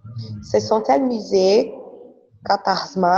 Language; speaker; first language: French; non-native, learner; Portuguese